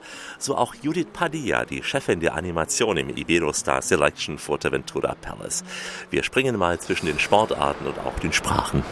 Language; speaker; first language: German; native; German